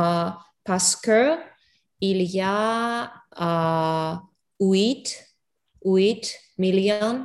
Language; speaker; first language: French; non-native, learner; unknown